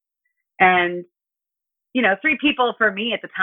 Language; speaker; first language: English; native; English